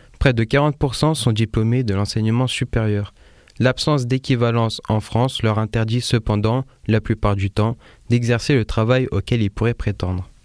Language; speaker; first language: French; native; French